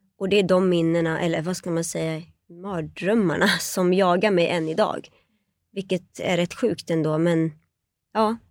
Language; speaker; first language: Swedish; early bilingual, other home language; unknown